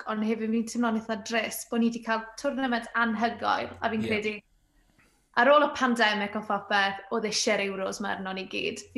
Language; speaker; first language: Welsh; native; Welsh